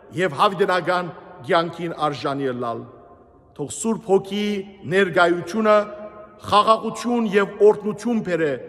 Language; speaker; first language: Armenian; native; Armenian